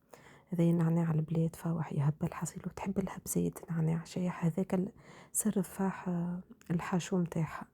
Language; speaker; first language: Arabic; native; Arabic